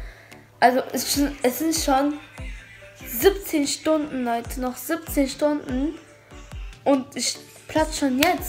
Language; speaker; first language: German; early bilingual, other home language; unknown